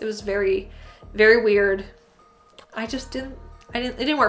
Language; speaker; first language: English; native; English